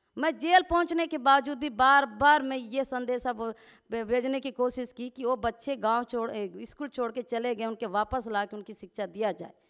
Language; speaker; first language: Hindi; non-native, local second language; Gondi